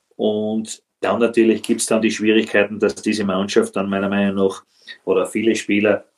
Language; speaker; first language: German; native; German